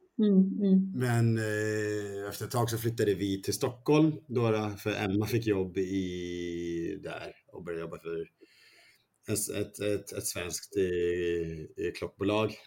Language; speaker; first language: Swedish; early bilingual, other home language; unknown